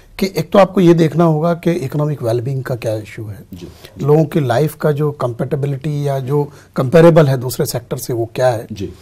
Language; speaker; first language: Hindi; native; Hindi